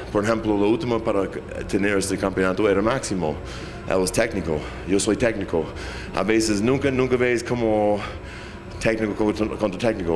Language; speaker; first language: Spanish; non-native, fluent; English